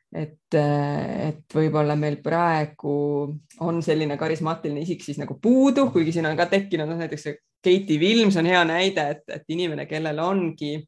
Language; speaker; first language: Estonian; native; Estonian